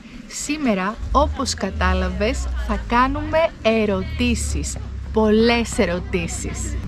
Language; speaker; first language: Greek; native; Greek